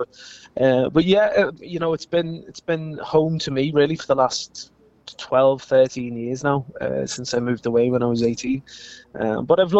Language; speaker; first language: English; native; English